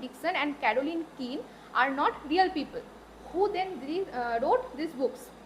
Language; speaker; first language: English; non-native, local second language; Bangla